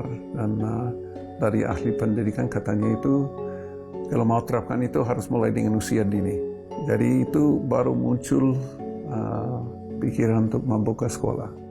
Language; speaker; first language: Indonesian; non-native, fluent; English